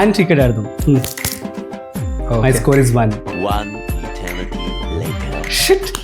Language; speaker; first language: Telugu; native; Telugu